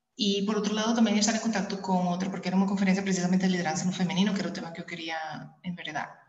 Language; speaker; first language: Portuguese; early bilingual, heritage; Spanish